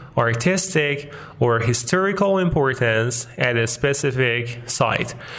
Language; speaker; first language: English; non-native, fluent; Persian